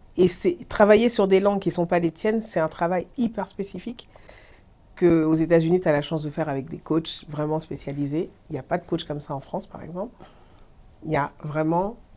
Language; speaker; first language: French; early bilingual, other home language; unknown